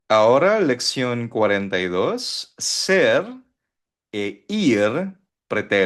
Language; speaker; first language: Spanish; non-native, fluent; Filipino